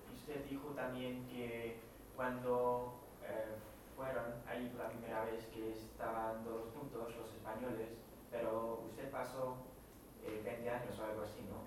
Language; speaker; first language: Spanish; non-native, fluent; English